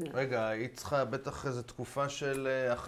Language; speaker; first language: Hebrew; native; Hebrew